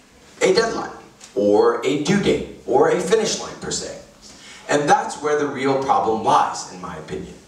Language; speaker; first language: English; native; English